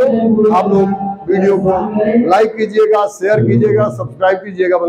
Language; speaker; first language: Hindi; native; Hindi